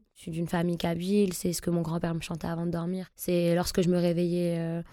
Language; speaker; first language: French; native; French